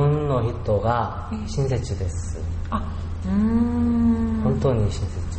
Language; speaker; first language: Japanese; non-native, learner; Korean